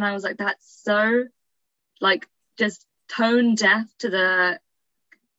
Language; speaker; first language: English; native; English